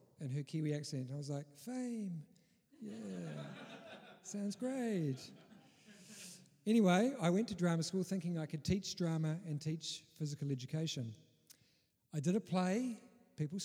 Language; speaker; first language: English; native; English